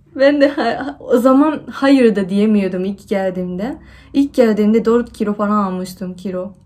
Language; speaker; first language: Turkish; non-native, fluent; Japanese